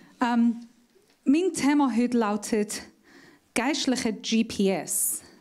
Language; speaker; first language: German; non-native, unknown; Persian